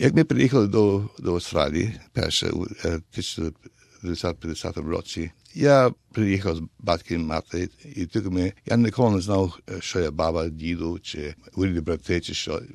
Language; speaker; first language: Ukrainian; early bilingual, heritage; Ukrainian